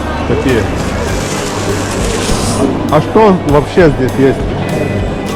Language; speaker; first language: Russian; non-native, fluent; Lithuanian